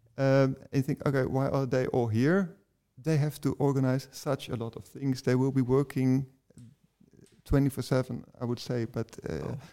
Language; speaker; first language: English; non-native, fluent; Dutch